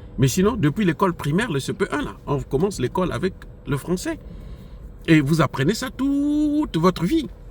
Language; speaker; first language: French; non-native, local second language; Lingala